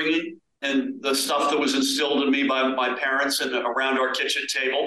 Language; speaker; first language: English; native; English